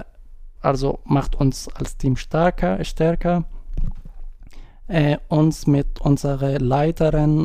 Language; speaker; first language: German; non-native, learner; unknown